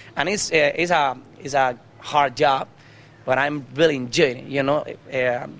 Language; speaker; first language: English; non-native, learner; Spanish